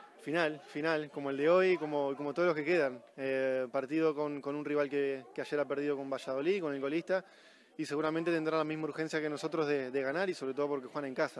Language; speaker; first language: Spanish; native; Spanish